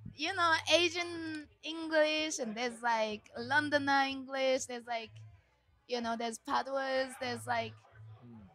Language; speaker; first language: English; non-native, fluent; Japanese